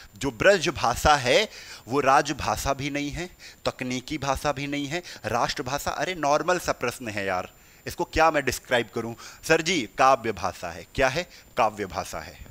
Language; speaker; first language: Hindi; native; Hindi